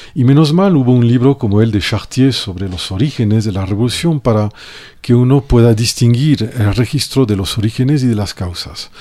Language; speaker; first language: Spanish; non-native, fluent; French